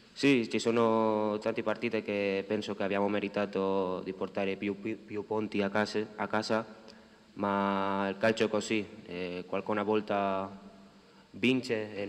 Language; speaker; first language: Italian; non-native, fluent; Spanish